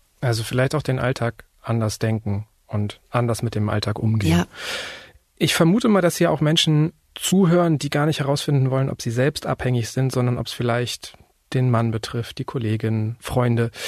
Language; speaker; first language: German; native; German